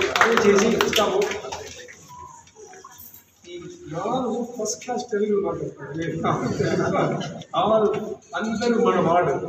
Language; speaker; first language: Telugu; non-native, learner; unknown